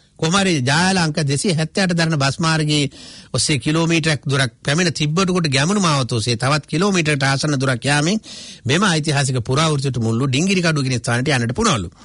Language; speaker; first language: Sinhala; native; Sinhala